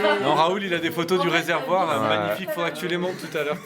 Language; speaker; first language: French; native; French